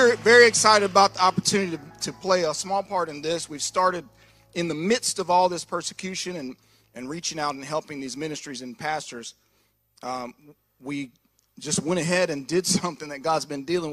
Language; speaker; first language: English; native; English